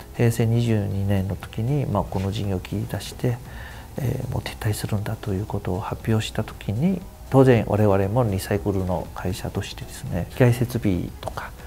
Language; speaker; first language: Japanese; non-native, fluent; Chinese